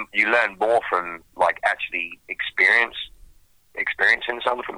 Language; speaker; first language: English; native; English